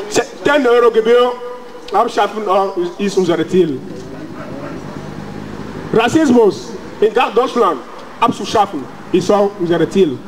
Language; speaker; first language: German; non-native, fluent; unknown